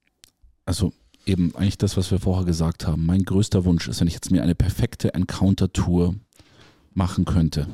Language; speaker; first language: German; native; German